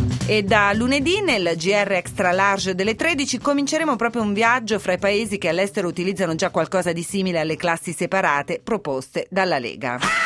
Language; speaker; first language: Italian; native; Italian